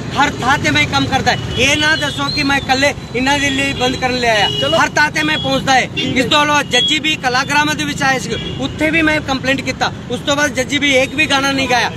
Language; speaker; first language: Punjabi; non-native, fluent; Kannada